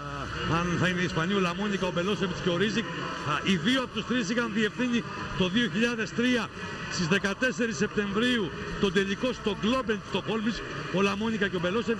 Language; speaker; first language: Greek; native; Greek